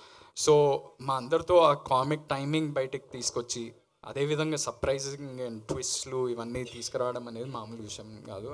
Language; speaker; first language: Telugu; native; Telugu